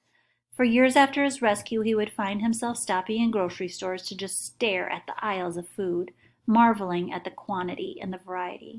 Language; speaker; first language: English; native; English